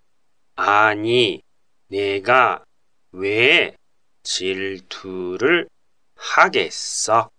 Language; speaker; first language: Korean; non-native, fluent; Japanese